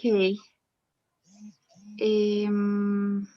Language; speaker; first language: English; non-native, learner; Spanish